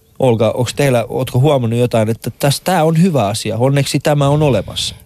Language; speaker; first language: Finnish; early bilingual, other home language; Persian